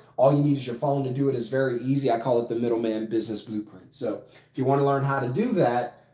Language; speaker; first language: English; native; English